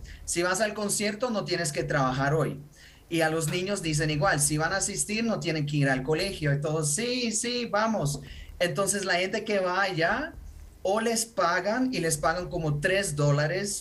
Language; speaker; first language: Spanish; non-native, fluent; Ukrainian